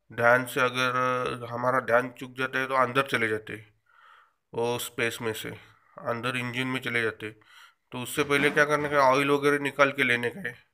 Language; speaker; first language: Hindi; non-native, local second language; Marathi